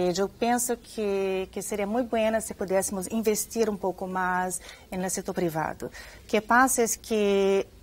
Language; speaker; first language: Spanish; non-native, fluent; Portuguese